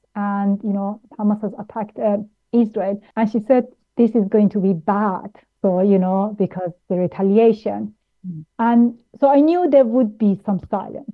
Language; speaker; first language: English; non-native, fluent; German